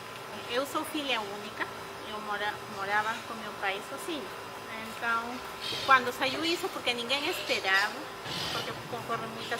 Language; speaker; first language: Portuguese; non-native, fluent; Spanish